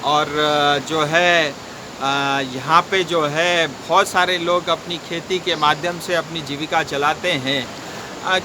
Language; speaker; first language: Hindi; non-native, local second language; Nepali